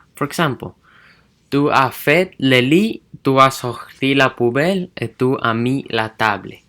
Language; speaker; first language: French; non-native, learner; English